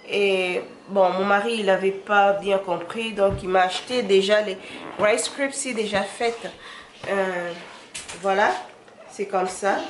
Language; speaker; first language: French; non-native, local second language; Lingala